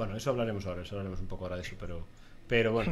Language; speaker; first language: Spanish; native; Spanish